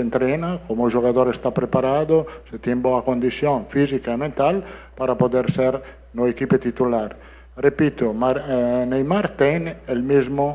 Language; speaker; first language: Portuguese; non-native, learner; Italian